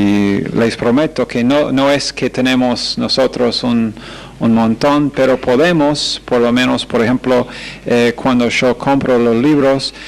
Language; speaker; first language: Spanish; non-native, fluent; English